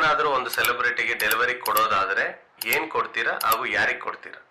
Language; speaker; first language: Kannada; native; Kannada